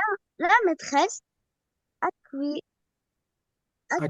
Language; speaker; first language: French; non-native, learner; Arabic